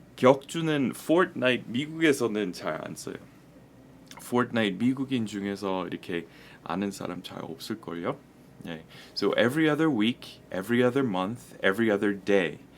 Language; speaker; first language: Korean; non-native, fluent; English